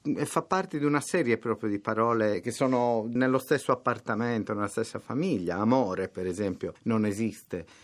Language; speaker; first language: Italian; non-native, local second language; Sardinian